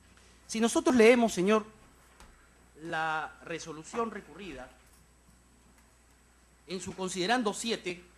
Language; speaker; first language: Spanish; native; Spanish